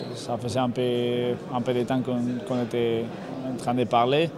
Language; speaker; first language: French; non-native, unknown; Spanish